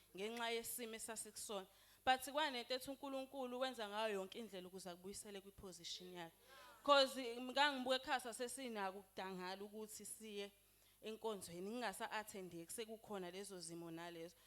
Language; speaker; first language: Zulu; native; Zulu